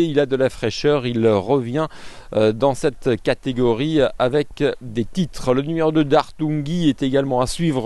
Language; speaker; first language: French; native; French